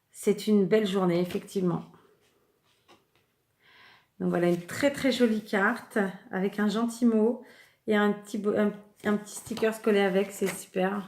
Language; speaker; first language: French; native; French